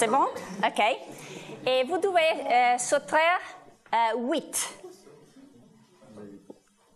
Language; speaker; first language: French; non-native, learner; Italian